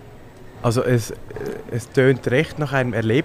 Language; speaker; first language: German; native; German